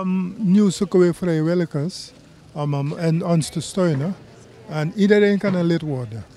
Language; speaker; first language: Dutch; non-native, local second language; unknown